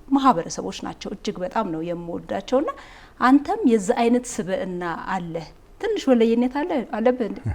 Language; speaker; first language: Amharic; native; Amharic